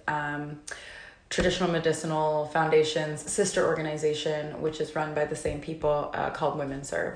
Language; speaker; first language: English; native; English